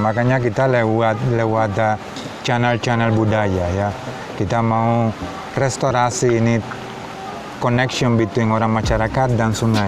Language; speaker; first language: Indonesian; non-native, fluent; Spanish